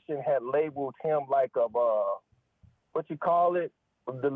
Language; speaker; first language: English; native; English